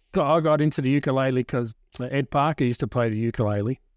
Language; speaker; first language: English; native; English